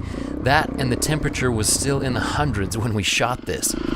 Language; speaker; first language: English; native; English